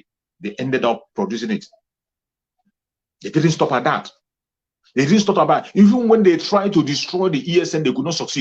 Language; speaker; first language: English; non-native, local second language; Igbo